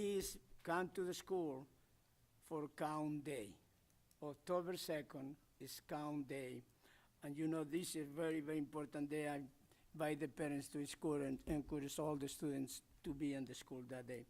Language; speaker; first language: English; non-native, fluent; Spanish